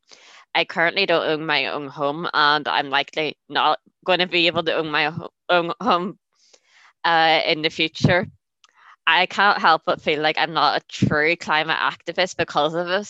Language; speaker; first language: English; native; English